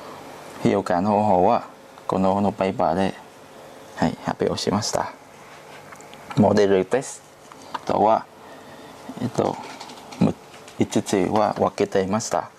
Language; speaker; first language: Japanese; non-native, learner; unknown